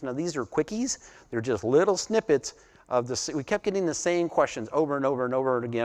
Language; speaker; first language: English; native; English